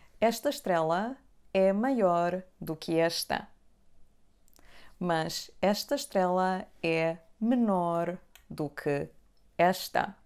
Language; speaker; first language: Portuguese; non-native, fluent; Serbian